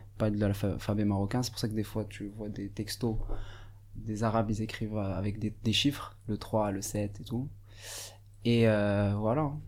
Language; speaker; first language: French; non-native, local second language; Arabic